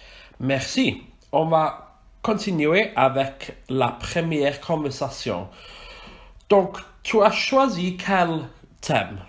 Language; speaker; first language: French; non-native, fluent; Welsh